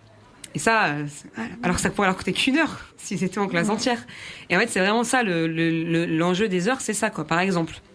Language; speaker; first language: French; native; French